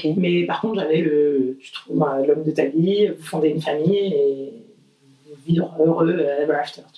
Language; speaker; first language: French; early bilingual, other home language; Portuguese